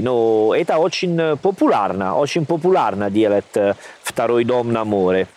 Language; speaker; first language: Russian; non-native, learner; Italian